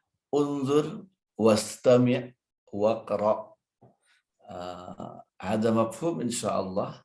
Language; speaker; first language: Arabic; non-native, fluent; Indonesian